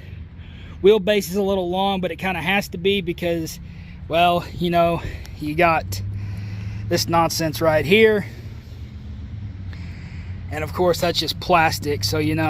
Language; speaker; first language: English; native; English